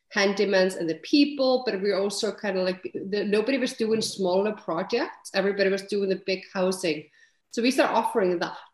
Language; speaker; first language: English; non-native, fluent; Icelandic